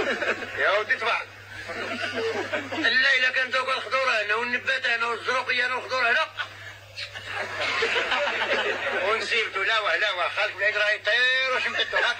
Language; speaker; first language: Arabic; native; Arabic